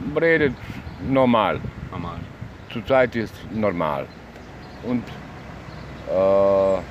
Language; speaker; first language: German; non-native, learner; Bosnian